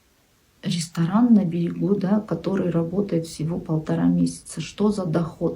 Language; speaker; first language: Russian; non-native, local second language; Kyrgyz